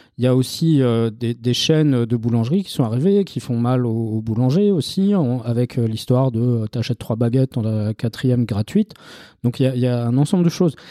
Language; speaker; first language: French; native; French